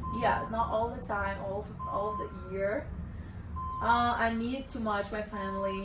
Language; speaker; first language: English; non-native, learner; Portuguese